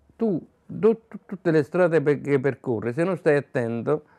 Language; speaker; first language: Italian; native; Italian